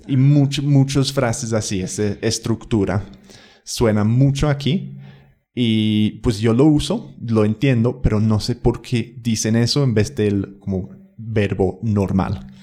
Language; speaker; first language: Spanish; non-native, fluent; English